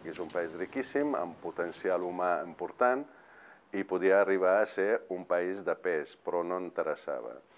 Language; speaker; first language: Catalan; non-native, fluent; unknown